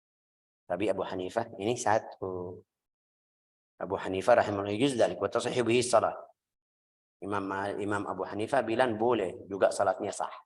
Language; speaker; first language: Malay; non-native, fluent; Arabic